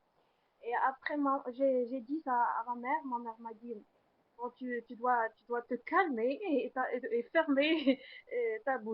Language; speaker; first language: French; non-native, learner; Arabic